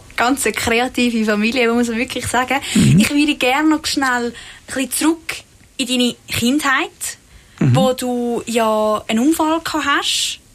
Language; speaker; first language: German; native; German